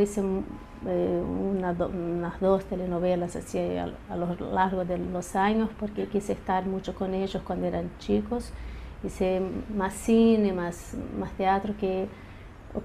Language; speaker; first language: Spanish; early bilingual, heritage; Portuguese